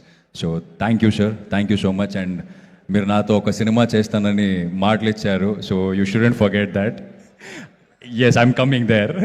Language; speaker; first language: Telugu; non-native, fluent; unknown